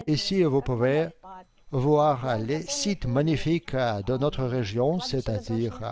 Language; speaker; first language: French; non-native, fluent; Russian